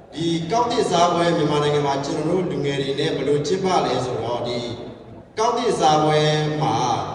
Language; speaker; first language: Burmese; non-native, local second language; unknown